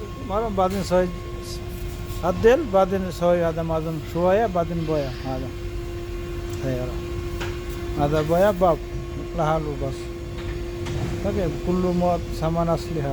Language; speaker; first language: Arabic; non-native, learner; Bangla